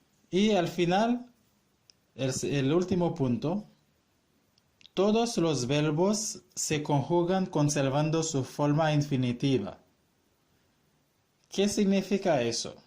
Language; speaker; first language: Spanish; non-native, fluent; Haitian Creole